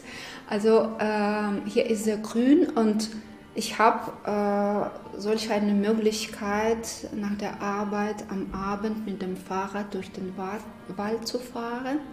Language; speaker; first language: German; non-native, fluent; Ukrainian